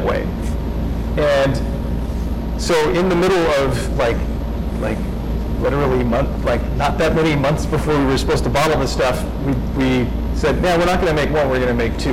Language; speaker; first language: English; native; English